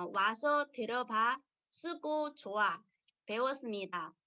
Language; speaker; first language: Korean; non-native, learner; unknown